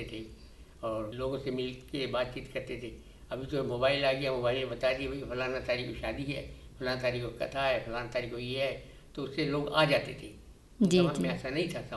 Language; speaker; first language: Hindi; native; Hindi